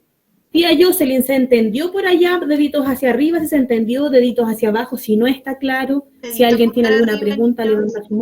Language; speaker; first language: Spanish; native; Spanish